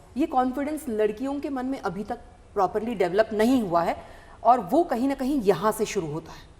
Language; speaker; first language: Hindi; non-native, local second language; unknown